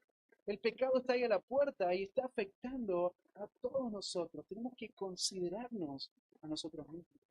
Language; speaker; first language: Spanish; native; Spanish